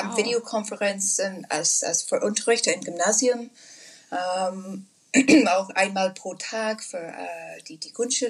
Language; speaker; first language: German; non-native, learner; English